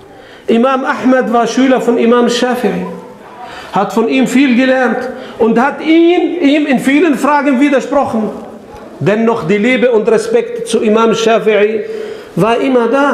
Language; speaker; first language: German; non-native, fluent; Arabic